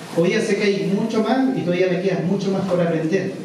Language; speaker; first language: Spanish; native; Spanish